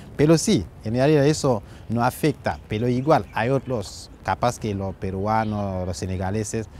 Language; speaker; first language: Spanish; non-native, fluent; Haitian Creole